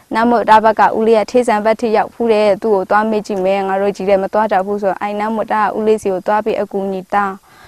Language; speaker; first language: Burmese; native; Burmese